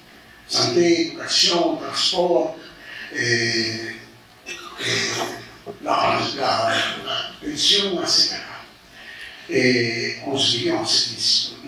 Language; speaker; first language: French; non-native, fluent; Spanish